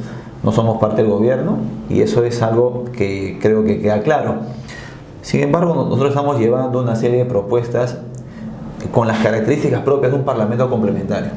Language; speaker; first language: Spanish; native; Spanish